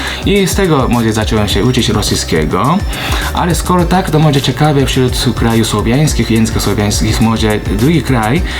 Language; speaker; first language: Polish; non-native, fluent; Japanese